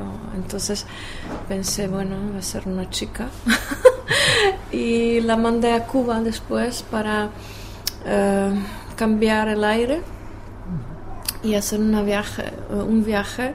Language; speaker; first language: Spanish; non-native, fluent; Czech